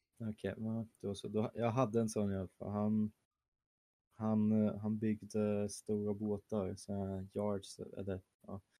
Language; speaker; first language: Swedish; early bilingual, other home language; German